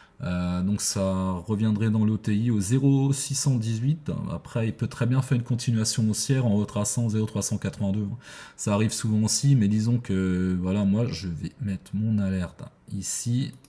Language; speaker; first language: French; native; French